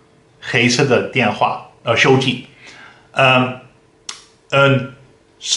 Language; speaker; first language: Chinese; non-native, fluent; Dutch